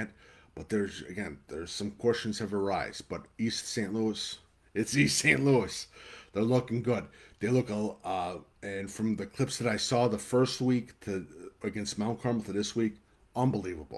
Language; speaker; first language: English; native; English